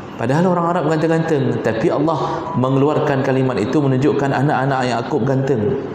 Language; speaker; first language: Malay; non-native, local second language; Achinese